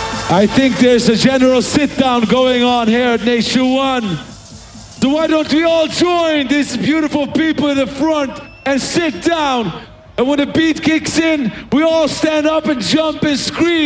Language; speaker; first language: English; non-native, fluent; Swedish